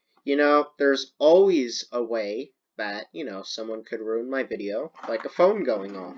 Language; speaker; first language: English; native; English